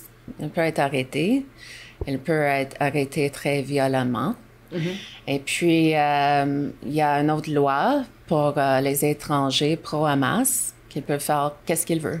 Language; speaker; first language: French; non-native, local second language; English